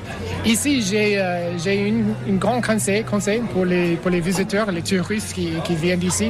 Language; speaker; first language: French; non-native, learner; English